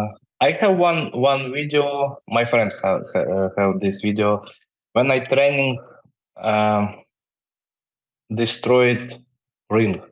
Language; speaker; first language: English; non-native, learner; Ukrainian